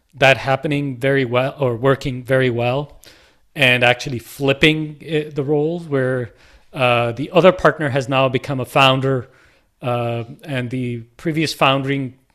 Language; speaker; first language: English; non-native, local second language; Punjabi